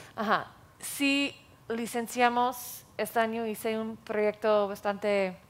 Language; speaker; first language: Spanish; non-native, fluent; English